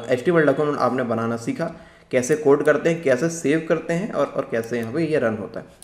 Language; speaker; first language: Hindi; native; Hindi